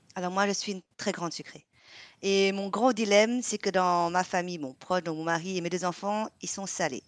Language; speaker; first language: French; non-native, fluent; Vietnamese